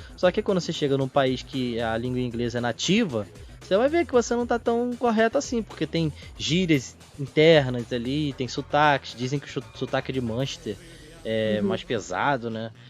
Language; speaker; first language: Portuguese; native; Portuguese